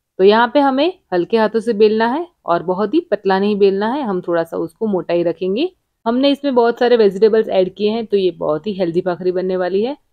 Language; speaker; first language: Hindi; non-native, local second language; Gujarati